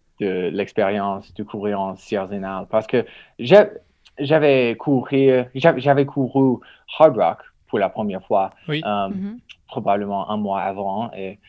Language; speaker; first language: French; non-native, learner; English